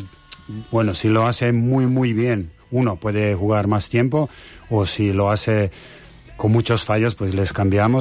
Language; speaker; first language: Spanish; non-native, fluent; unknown